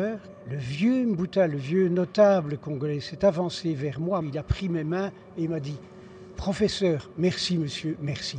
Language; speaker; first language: French; native; French